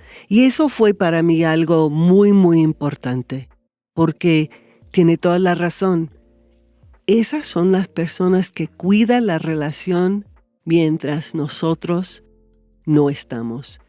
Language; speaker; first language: Spanish; non-native, fluent; English